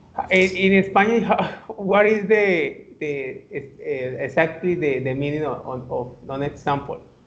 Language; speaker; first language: English; non-native, learner; Spanish